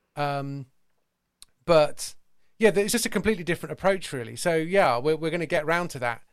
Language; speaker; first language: English; native; English